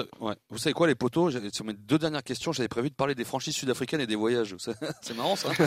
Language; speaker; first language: French; native; French